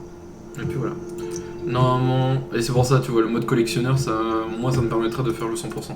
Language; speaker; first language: French; native; French